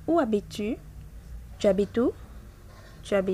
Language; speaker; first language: French; non-native, fluent; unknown